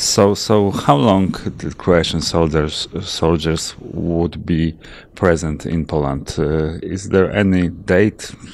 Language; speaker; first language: English; non-native, fluent; Polish